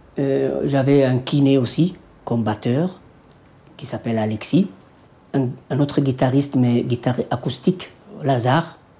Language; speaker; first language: French; non-native, local second language; Somali